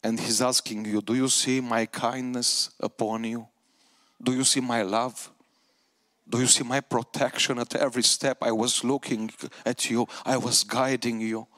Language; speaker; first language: English; non-native, fluent; Romanian